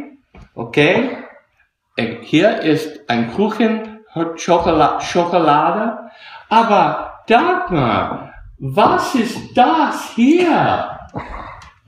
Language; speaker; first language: German; non-native, learner; English